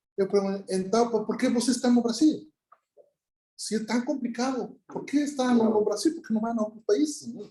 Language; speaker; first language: Portuguese; non-native, learner; Spanish